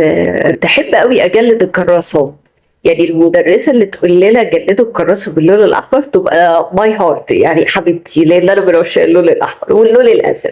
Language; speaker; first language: Arabic; native; Arabic